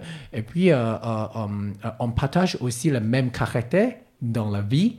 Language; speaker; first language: French; non-native, learner; Cantonese